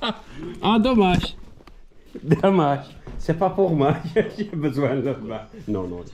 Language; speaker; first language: French; non-native, learner; Dutch